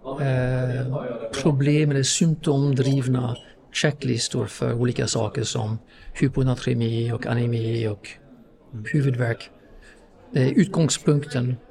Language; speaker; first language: Swedish; non-native, fluent; English